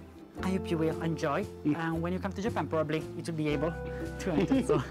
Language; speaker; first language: English; non-native, fluent; Italian